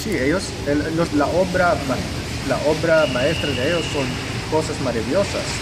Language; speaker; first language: Spanish; non-native, fluent; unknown